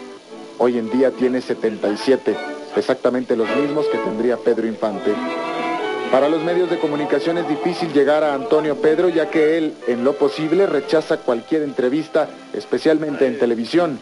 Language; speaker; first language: Spanish; native; Spanish